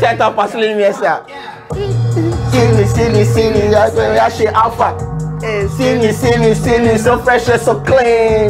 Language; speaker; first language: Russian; non-native, learner; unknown